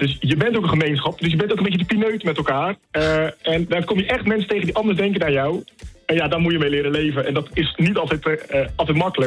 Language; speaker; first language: Dutch; native; Dutch